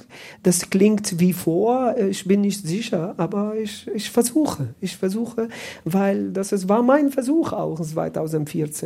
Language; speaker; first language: German; non-native, learner; Arabic